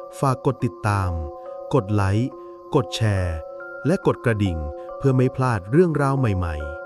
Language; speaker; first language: Thai; native; Thai